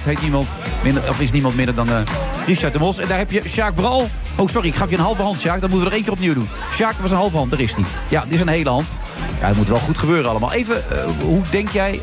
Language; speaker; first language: Dutch; non-native, local second language; Western Frisian